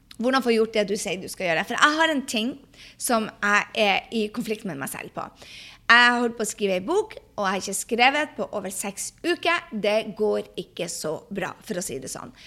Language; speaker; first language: Norwegian; early bilingual, heritage; Norwegian